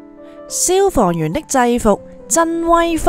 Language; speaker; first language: Chinese; non-native, local second language; Cantonese